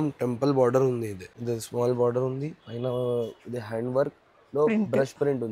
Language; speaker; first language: Telugu; non-native, local second language; Hindi